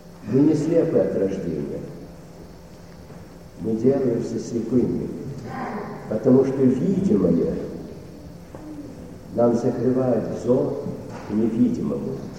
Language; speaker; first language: Russian; native; Russian